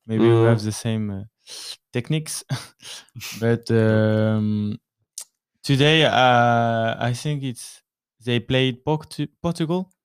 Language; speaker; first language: English; non-native, learner; French